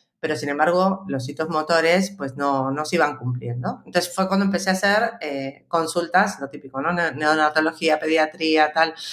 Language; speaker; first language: Spanish; native; Spanish